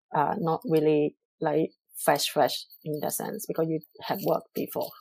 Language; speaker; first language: English; non-native, local second language; Cantonese